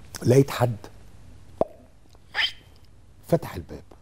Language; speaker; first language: Arabic; native; Arabic